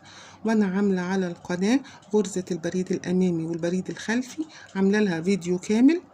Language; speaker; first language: Arabic; native; Arabic